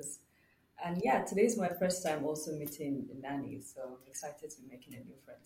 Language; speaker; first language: English; non-native, local second language; Yoruba